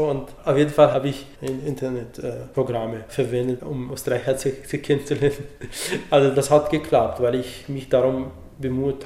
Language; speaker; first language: German; non-native, fluent; Arabic